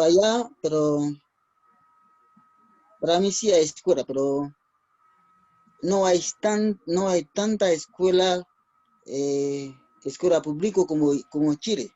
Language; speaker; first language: Spanish; non-native, learner; Haitian Creole